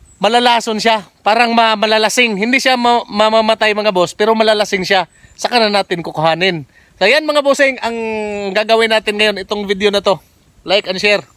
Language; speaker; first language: Filipino; non-native, local second language; Cebuano